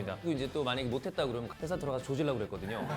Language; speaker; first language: Korean; native; Korean